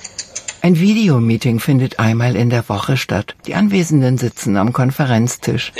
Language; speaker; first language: German; native; German